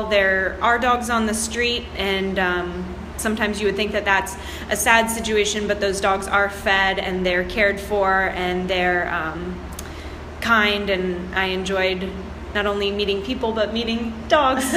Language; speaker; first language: English; native; English